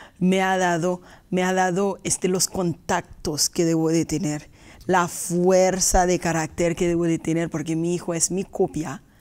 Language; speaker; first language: Spanish; non-native, fluent; Haitian Creole